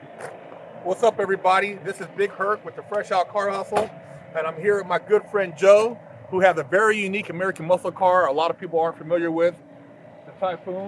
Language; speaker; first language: English; native; English